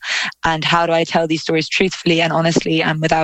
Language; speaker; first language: English; native; English